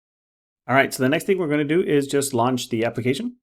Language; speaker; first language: English; non-native, fluent; Norwegian